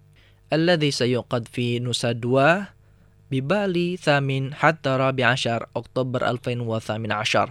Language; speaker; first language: Arabic; non-native, fluent; Indonesian